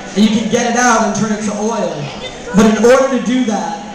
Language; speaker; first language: English; native; English